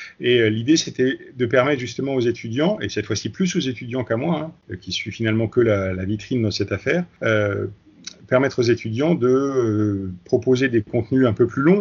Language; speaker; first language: French; native; French